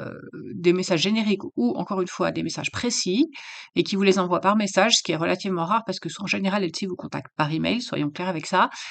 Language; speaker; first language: French; native; French